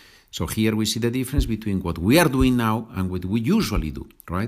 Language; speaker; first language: English; non-native, fluent; Spanish